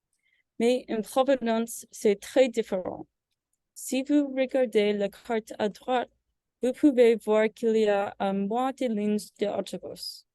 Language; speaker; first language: French; non-native, learner; English